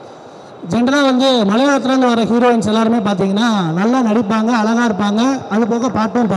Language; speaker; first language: Tamil; native; Tamil